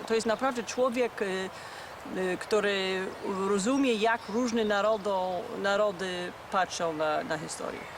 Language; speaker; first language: Polish; non-native, fluent; English